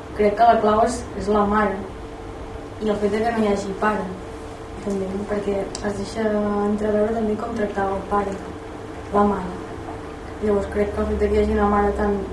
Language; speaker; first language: Catalan; non-native, local second language; Spanish